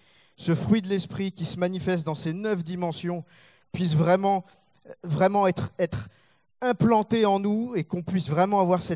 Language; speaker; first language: French; native; French